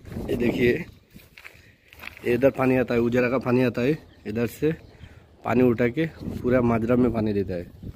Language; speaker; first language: Hindi; non-native, learner; Bangla